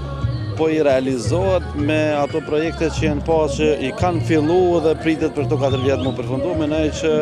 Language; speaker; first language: Albanian; native; Albanian